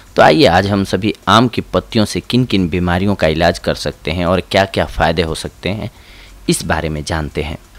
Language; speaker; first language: Hindi; native; Hindi